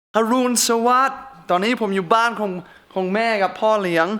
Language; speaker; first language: Thai; non-native, fluent; English